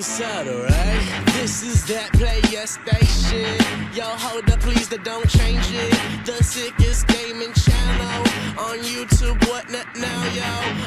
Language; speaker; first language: English; native; English